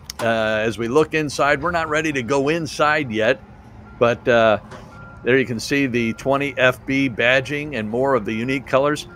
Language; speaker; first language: English; native; English